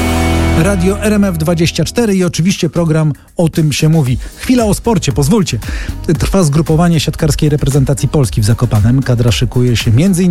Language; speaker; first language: Polish; native; Polish